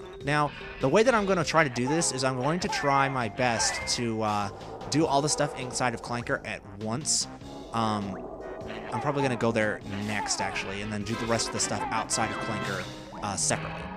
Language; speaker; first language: English; native; English